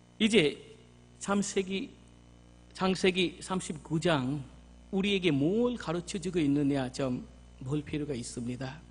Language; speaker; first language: Korean; non-native, fluent; Bangla